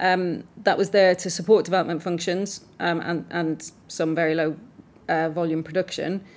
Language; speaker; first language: English; native; English